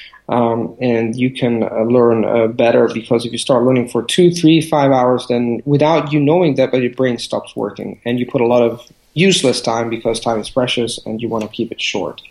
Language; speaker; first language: English; non-native, fluent; Italian